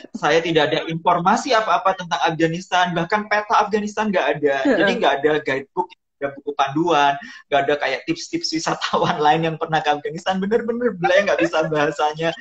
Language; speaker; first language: Indonesian; native; Indonesian